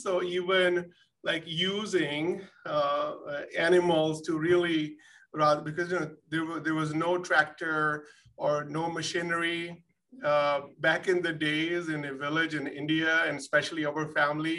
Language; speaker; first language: English; non-native, local second language; Punjabi